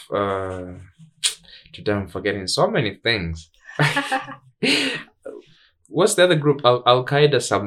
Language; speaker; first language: English; non-native, local second language; Swahili